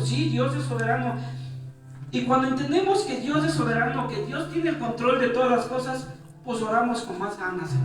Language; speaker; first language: Spanish; native; Spanish